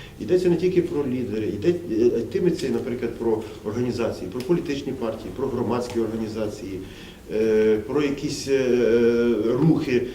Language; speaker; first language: Ukrainian; native; Ukrainian